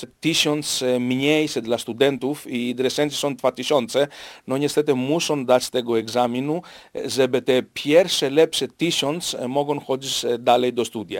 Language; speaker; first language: Polish; non-native, fluent; Greek